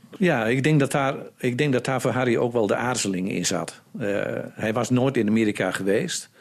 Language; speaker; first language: Dutch; native; Dutch